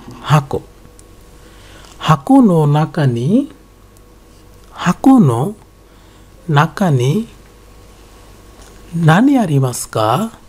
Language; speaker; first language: Japanese; non-native, learner; Bangla